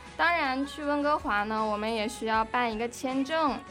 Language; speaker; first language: Chinese; native; Chinese